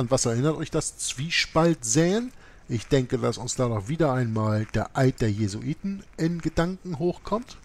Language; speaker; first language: German; native; German